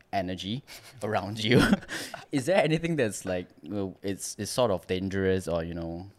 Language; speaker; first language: English; non-native, local second language; Chinese